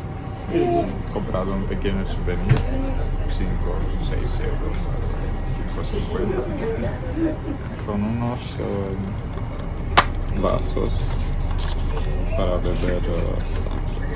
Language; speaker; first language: Spanish; non-native, fluent; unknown